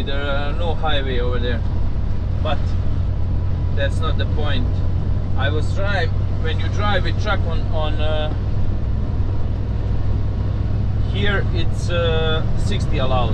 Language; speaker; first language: English; non-native, learner; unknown